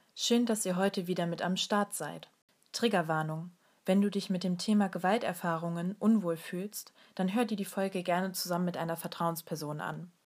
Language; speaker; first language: German; native; German